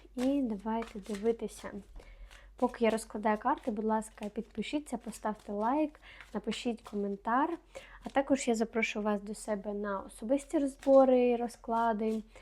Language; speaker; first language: Ukrainian; non-native, local second language; Russian